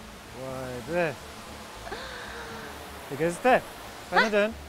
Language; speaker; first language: Turkish; non-native, learner; English